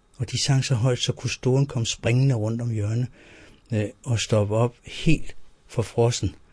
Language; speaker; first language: Danish; native; Danish